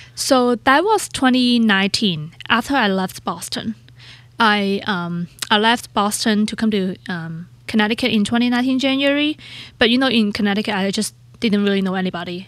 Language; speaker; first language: English; non-native, local second language; Cantonese